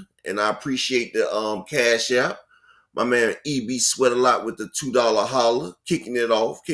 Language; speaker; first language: English; native; English